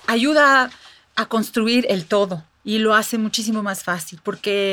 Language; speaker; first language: Spanish; native; Spanish